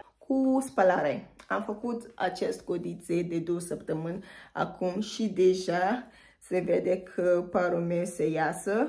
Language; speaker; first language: Romanian; non-native, learner; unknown